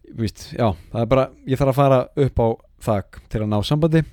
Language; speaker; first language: Icelandic; native; Icelandic